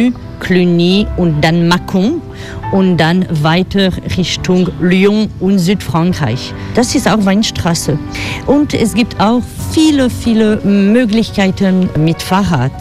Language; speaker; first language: German; non-native, learner; French